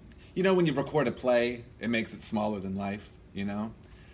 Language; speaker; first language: English; native; English